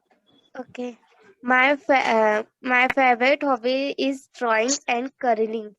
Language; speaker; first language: English; non-native, learner; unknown